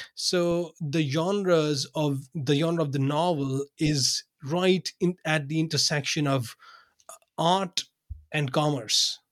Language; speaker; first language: English; non-native, local second language; Urdu